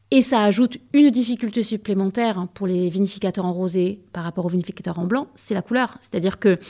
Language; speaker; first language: French; native; French